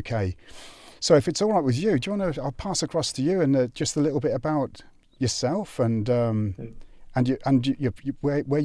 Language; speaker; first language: English; native; English